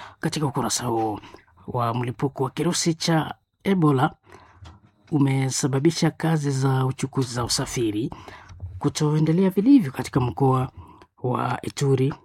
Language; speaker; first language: Swahili; non-native, local second language; Nande